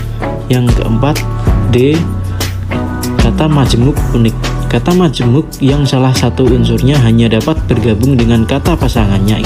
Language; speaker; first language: Indonesian; native; Indonesian